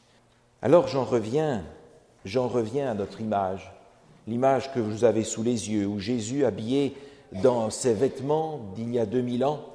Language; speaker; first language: French; native; French